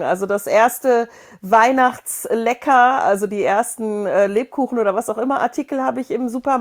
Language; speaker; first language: German; native; German